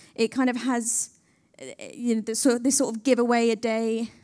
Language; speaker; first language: English; native; English